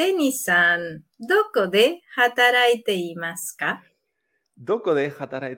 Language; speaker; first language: Japanese; non-native, fluent; Spanish